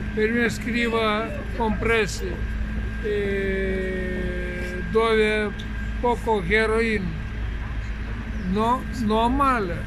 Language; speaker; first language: Italian; non-native, learner; Lithuanian